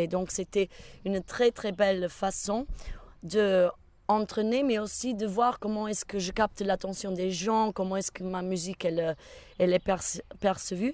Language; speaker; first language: French; non-native, fluent; Portuguese